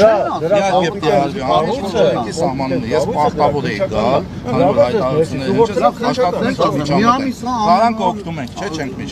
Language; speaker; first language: Armenian; native; Armenian